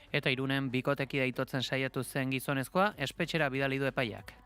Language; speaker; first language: Basque; native; Basque